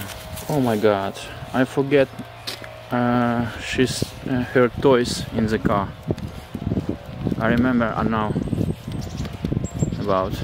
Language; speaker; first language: English; non-native, learner; Russian